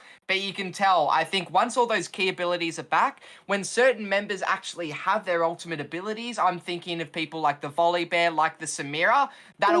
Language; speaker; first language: English; native; English